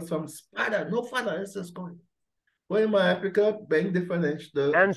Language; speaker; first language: Portuguese; non-native, fluent; English